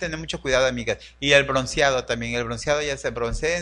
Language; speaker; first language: Spanish; native; Spanish